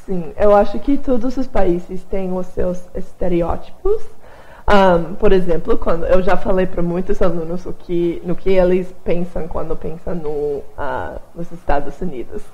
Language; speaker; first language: Portuguese; non-native, fluent; English